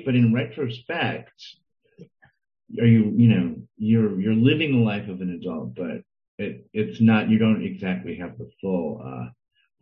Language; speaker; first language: English; native; English